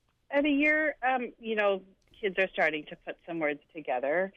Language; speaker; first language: English; early bilingual, other home language; Punjabi